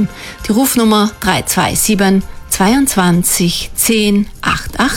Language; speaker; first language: German; native; German